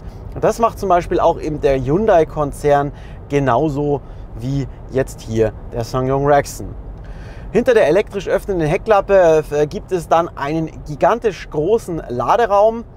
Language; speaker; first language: German; native; German